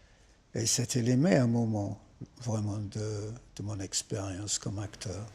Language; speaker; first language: French; non-native, fluent; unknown